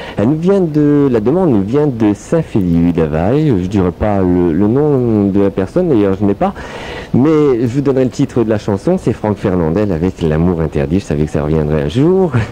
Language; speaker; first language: French; native; French